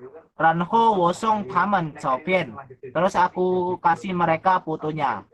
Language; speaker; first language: Indonesian; native; Indonesian